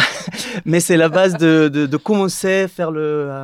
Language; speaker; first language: French; non-native, learner; Arabic